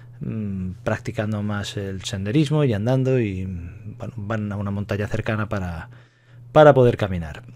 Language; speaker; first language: Spanish; native; Spanish